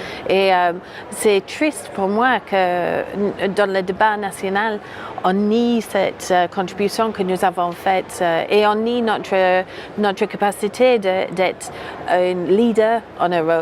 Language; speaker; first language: French; non-native, fluent; English